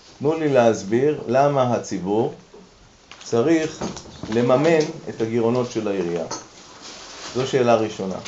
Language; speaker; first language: Hebrew; native; Hebrew